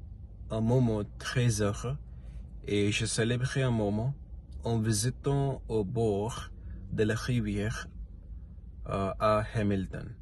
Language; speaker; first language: French; non-native, learner; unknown